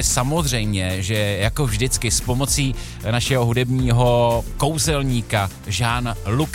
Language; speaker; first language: Czech; native; Czech